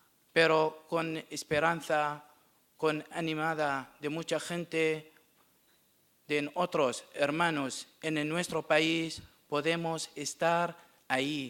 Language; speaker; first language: Spanish; non-native, learner; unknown